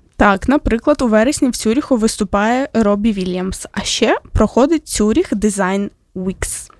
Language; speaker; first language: Ukrainian; non-native, local second language; Russian